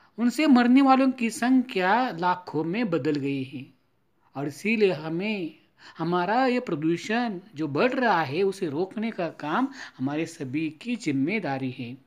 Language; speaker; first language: Hindi; non-native, local second language; Marathi